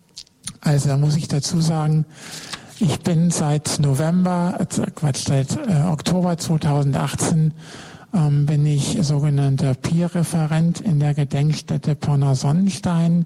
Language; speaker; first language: German; native; German